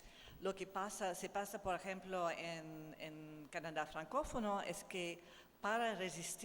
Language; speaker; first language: Spanish; non-native, learner; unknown